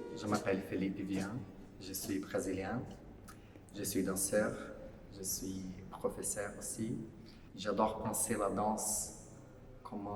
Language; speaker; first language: French; non-native, fluent; Portuguese